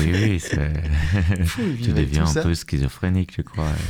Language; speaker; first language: French; non-native, fluent; Hebrew